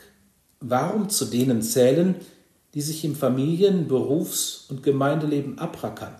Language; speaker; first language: German; native; German